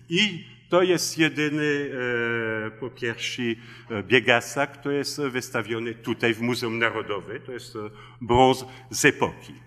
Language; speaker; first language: Polish; early bilingual, heritage; Polish